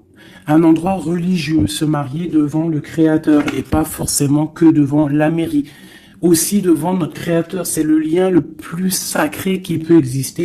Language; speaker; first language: French; native; French